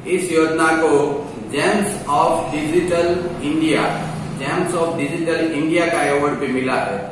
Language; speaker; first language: Hindi; non-native, local second language; Gujarati